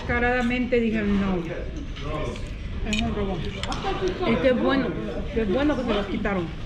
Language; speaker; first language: Spanish; native; Spanish